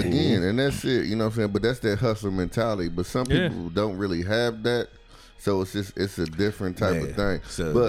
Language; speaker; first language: English; native; English